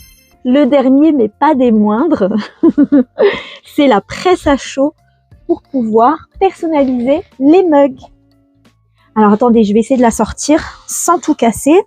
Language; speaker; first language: French; native; French